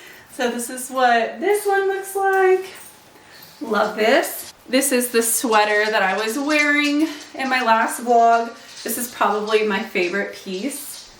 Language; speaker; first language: English; native; English